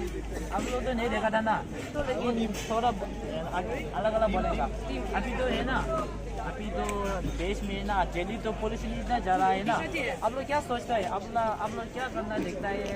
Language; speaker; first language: Hindi; non-native, learner; Tibetan